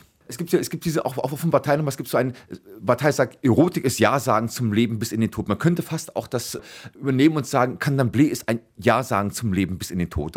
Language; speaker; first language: German; native; German